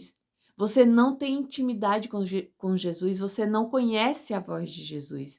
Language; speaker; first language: Portuguese; native; Portuguese